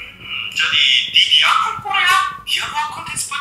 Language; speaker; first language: Indonesian; non-native, fluent; Korean